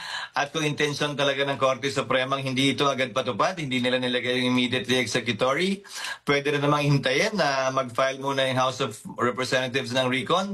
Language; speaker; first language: Filipino; native; Filipino